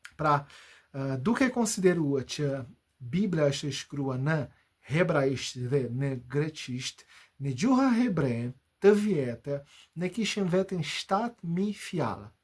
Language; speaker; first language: Albanian; non-native, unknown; Portuguese